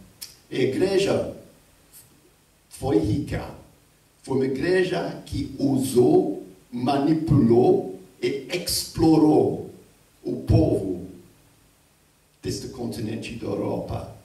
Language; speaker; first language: Portuguese; non-native, fluent; English